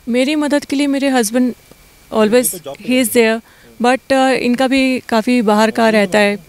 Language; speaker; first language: Hindi; native; Hindi